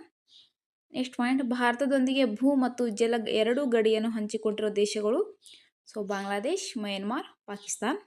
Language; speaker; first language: Kannada; native; Kannada